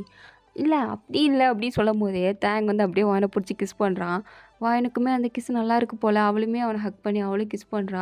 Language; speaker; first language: Tamil; native; Tamil